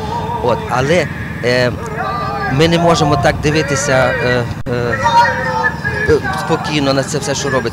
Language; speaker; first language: Ukrainian; native; Ukrainian